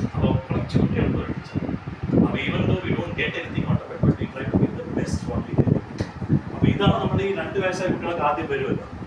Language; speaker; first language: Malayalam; non-native, local second language; Hindi